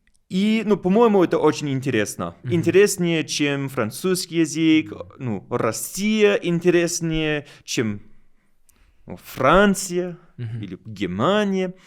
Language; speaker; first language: Russian; non-native, learner; English